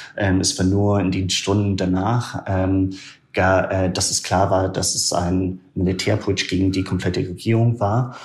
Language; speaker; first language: German; non-native, fluent; English